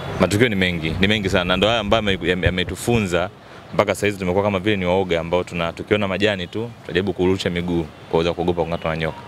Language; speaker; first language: Swahili; native; Swahili